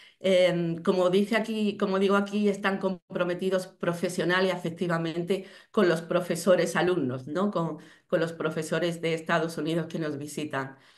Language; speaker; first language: Spanish; native; Spanish